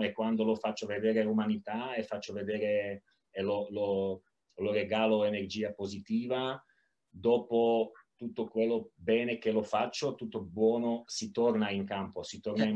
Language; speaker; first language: Italian; non-native, learner; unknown